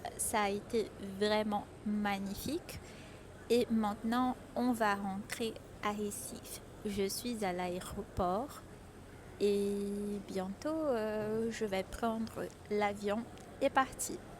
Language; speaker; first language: French; non-native, fluent; Portuguese